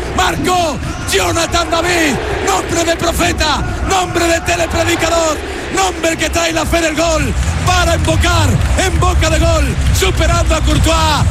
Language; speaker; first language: Spanish; native; Spanish